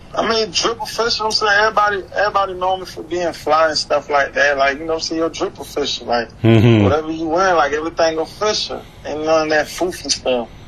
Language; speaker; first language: English; early bilingual, other home language; Haitian Creole